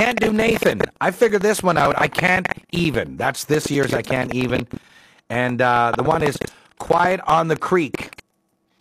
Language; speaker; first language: English; native; English